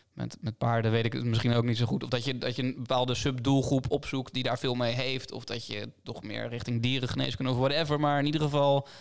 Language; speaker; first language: Dutch; native; Dutch